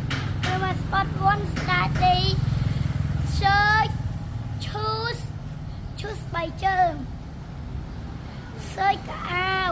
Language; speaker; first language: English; non-native, learner; Khmer